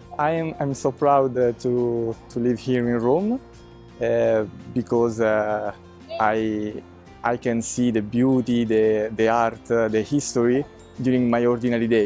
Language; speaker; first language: English; non-native, fluent; Italian